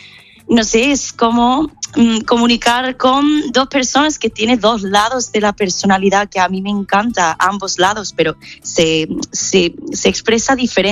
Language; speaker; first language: Spanish; non-native, fluent; English